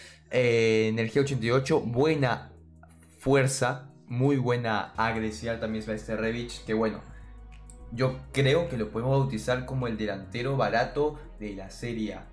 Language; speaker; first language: Spanish; native; Spanish